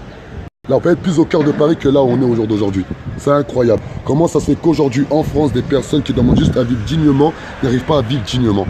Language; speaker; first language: French; native; French